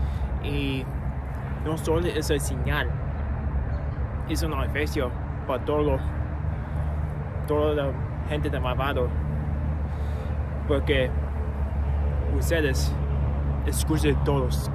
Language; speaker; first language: Spanish; non-native, learner; English